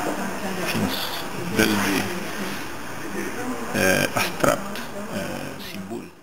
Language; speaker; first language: Swedish; non-native, learner; French